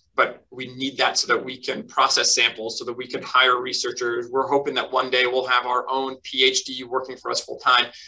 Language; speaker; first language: English; native; English